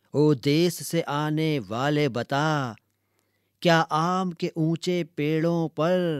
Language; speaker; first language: Urdu; native; Urdu